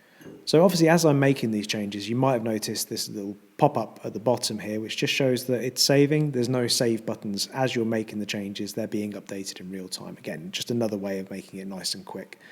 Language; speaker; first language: English; native; English